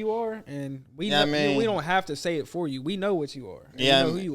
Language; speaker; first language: English; native; English